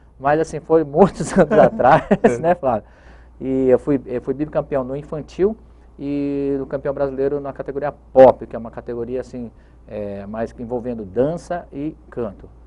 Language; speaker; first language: Portuguese; native; Portuguese